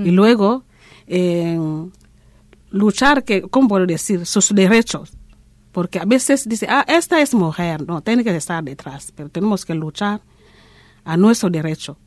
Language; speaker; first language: Spanish; non-native, learner; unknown